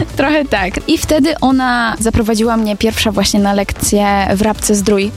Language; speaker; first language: Polish; native; Polish